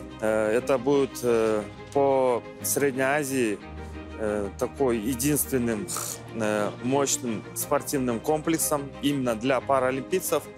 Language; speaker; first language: Russian; non-native, local second language; Kyrgyz